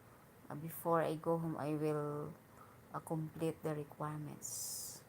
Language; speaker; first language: English; non-native, learner; Hiligaynon